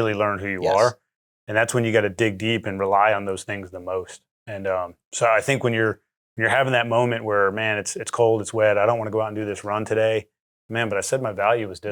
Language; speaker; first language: English; native; English